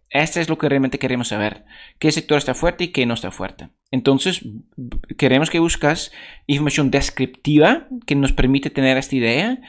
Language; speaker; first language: Spanish; non-native, fluent; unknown